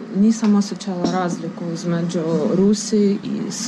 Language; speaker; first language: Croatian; non-native, learner; Russian